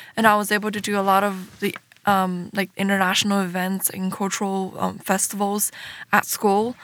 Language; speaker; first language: English; early bilingual, other home language; Chinese